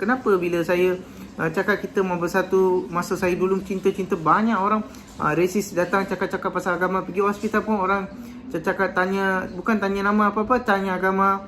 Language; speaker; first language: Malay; non-native, local second language; Tamil